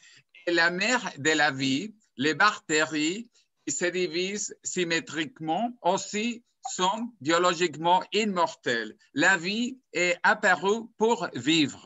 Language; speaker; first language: French; non-native, fluent; Spanish